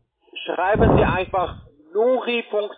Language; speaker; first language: German; non-native, learner; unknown